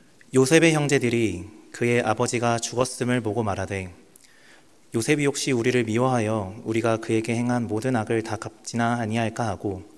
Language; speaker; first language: Korean; native; Korean